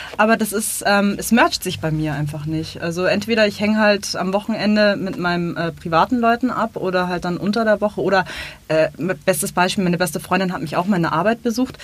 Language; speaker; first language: German; native; German